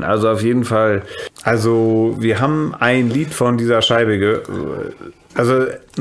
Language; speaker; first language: German; native; German